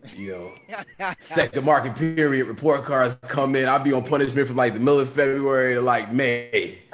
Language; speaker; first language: English; native; English